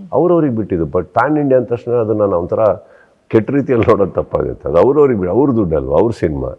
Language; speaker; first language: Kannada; native; Kannada